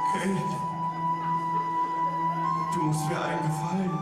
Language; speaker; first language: German; native; German